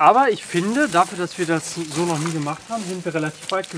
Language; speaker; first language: German; native; German